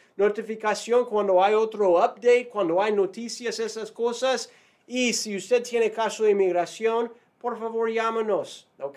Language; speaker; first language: Spanish; non-native, fluent; English